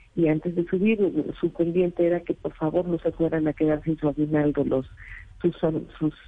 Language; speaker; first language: Spanish; native; Spanish